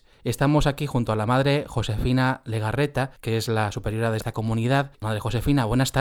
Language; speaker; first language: Spanish; native; Spanish